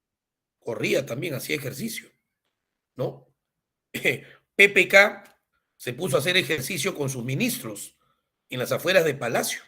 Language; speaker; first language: Spanish; native; Spanish